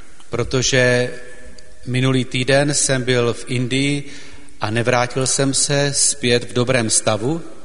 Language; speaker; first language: Czech; native; Czech